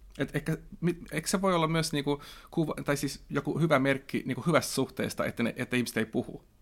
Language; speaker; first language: Finnish; non-native, local second language; Swedish